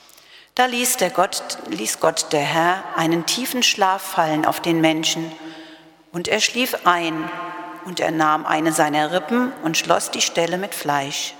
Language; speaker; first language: German; native; German